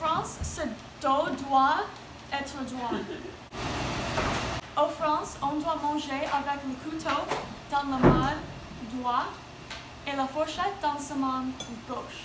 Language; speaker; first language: French; non-native, learner; English